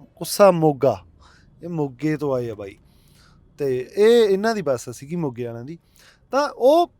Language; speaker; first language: Punjabi; native; Punjabi